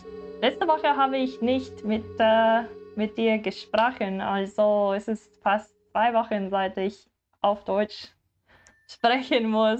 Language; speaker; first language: German; non-native, learner; English